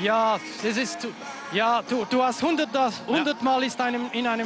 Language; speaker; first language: German; non-native, local second language; French